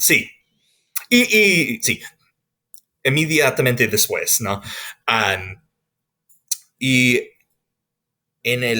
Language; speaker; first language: Spanish; non-native, fluent; English